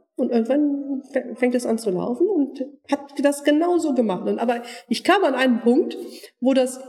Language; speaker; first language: German; non-native, fluent; Turkish